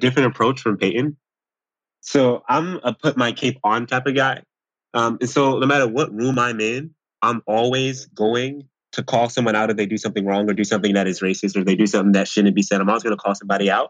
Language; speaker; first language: English; native; English